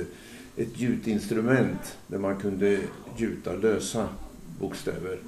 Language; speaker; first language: Swedish; native; Swedish